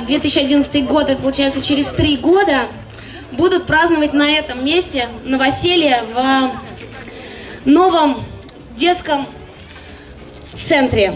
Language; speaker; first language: Russian; native; Russian